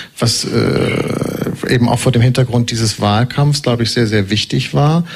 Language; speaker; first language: German; native; German